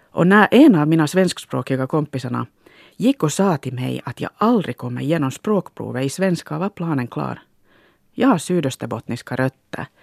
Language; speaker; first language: Swedish; non-native, local second language; Finnish